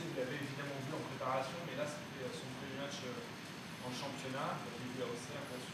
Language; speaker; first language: French; native; French